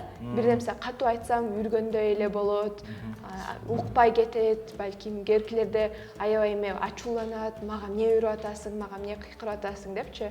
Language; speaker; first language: Kyrgyz; early bilingual, heritage; Kyrgyz